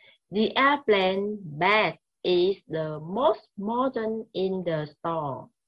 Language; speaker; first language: English; non-native, fluent; Vietnamese